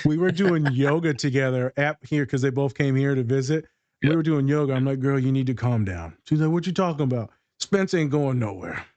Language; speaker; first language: English; native; English